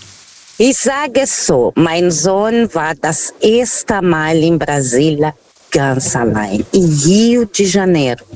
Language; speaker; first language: German; non-native, fluent; Portuguese